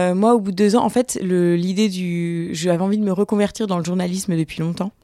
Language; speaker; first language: French; native; French